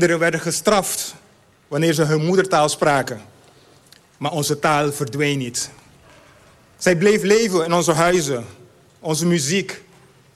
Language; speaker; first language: Dutch; non-native, fluent; Papiamento